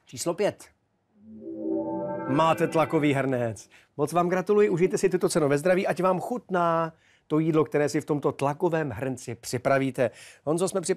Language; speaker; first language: Czech; native; Czech